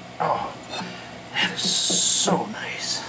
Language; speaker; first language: English; native; English